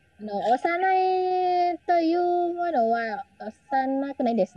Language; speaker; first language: Japanese; non-native, learner; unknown